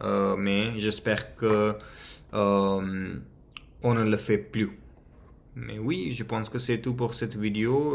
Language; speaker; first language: French; non-native, fluent; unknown